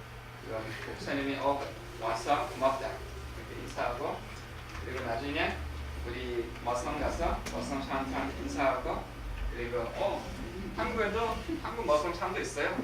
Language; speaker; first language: Korean; early bilingual, heritage; English